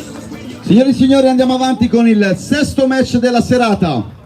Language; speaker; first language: Italian; native; Italian